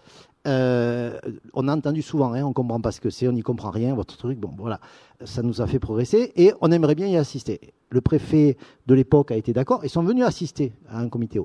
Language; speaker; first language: French; native; French